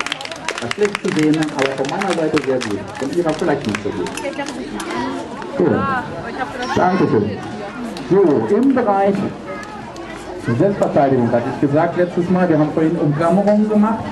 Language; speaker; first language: German; native; German